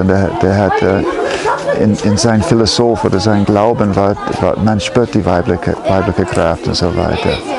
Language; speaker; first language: German; non-native, fluent; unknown